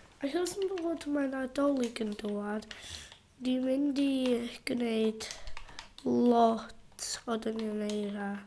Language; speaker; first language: Welsh; non-native, local second language; English